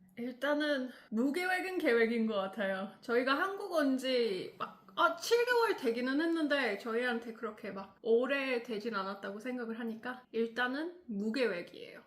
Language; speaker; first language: Korean; non-native, fluent; English